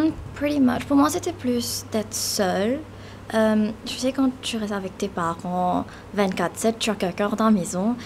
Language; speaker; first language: French; non-native, local second language; Morisyen